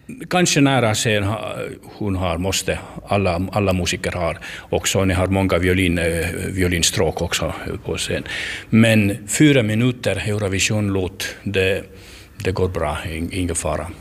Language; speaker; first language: Swedish; non-native, learner; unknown